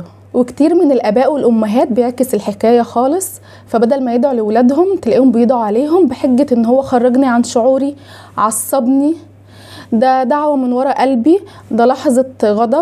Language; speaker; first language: Arabic; native; Arabic